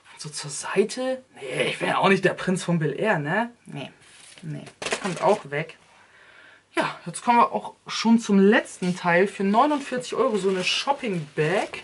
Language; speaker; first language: German; early bilingual, other home language; Turkish